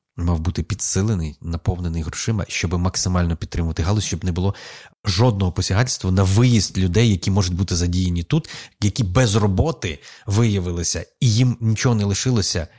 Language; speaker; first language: Ukrainian; native; Ukrainian